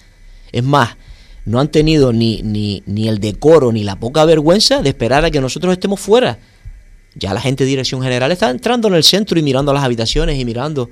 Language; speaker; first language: Spanish; native; Spanish